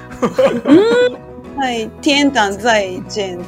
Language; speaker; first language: Chinese; non-native, learner; Japanese